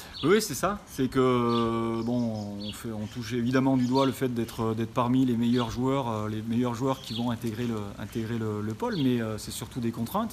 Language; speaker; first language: French; native; French